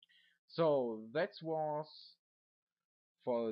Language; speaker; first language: English; non-native, learner; German